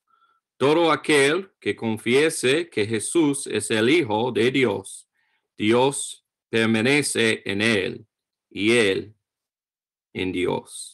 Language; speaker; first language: Spanish; non-native, learner; English